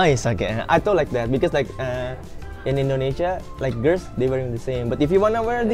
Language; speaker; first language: English; non-native, fluent; Indonesian